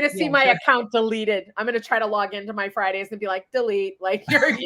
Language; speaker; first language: English; native; English